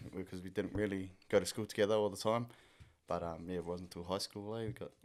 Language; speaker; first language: English; native; English